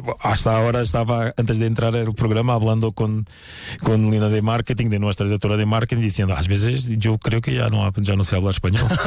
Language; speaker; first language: Spanish; non-native, fluent; Portuguese